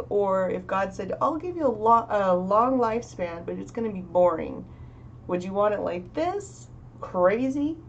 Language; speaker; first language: English; native; English